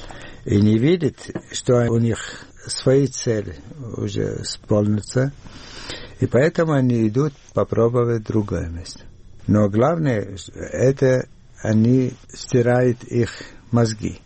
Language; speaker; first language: Russian; non-native, learner; Arabic